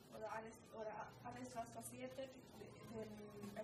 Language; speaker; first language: German; non-native, learner; Spanish